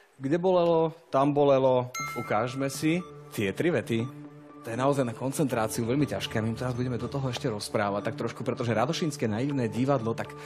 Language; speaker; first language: Slovak; native; Slovak